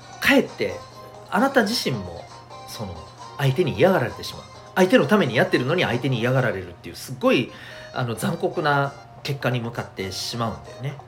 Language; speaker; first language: Japanese; native; Japanese